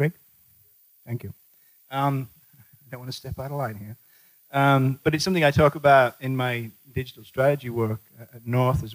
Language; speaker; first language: English; native; English